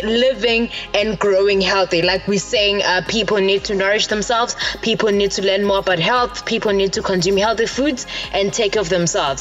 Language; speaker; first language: English; non-native, local second language; Zulu